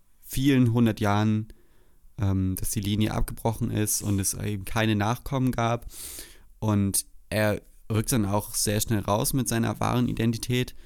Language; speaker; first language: German; native; German